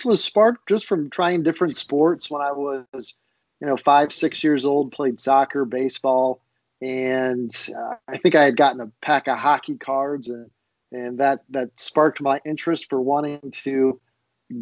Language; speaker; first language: English; native; English